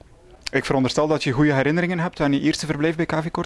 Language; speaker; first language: Dutch; native; Dutch